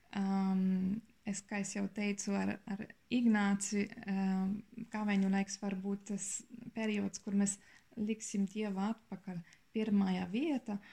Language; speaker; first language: Latvian; non-native, learner; German